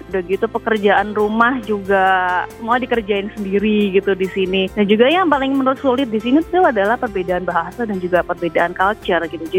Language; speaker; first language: Indonesian; native; Indonesian